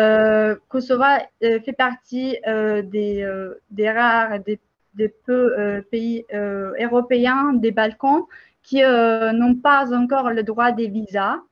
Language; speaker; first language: French; non-native, fluent; Albanian